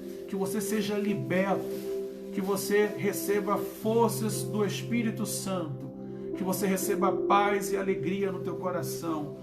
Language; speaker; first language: Portuguese; native; Portuguese